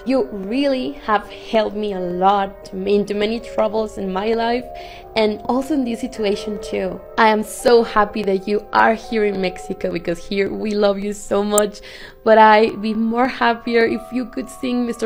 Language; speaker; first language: English; non-native, fluent; Spanish